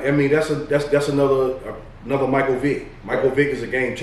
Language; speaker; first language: English; native; English